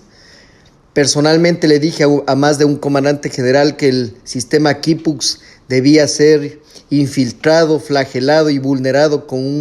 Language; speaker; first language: Spanish; native; Spanish